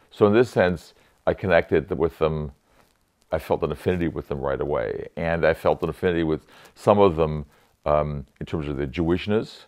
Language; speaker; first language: English; native; English